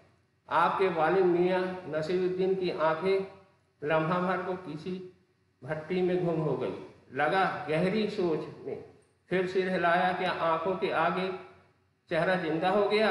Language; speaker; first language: Hindi; native; Hindi